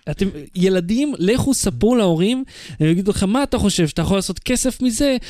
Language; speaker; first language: Hebrew; native; Hebrew